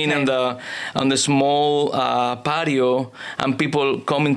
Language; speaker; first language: English; non-native, learner; Spanish